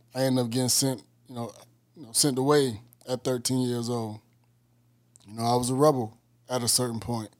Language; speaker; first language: English; native; English